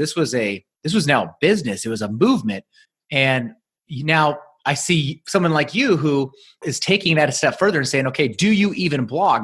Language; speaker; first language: English; native; English